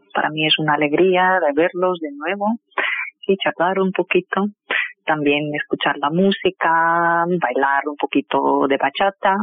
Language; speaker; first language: Spanish; non-native, fluent; Russian